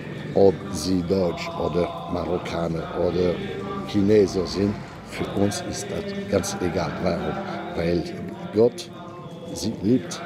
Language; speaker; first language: German; non-native, fluent; Arabic